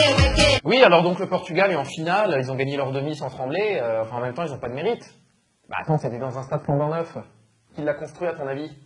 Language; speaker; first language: French; native; French